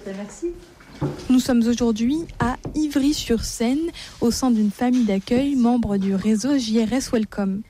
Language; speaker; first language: French; native; French